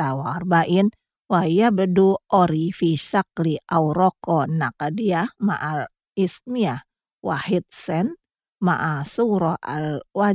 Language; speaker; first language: Arabic; non-native, learner; Indonesian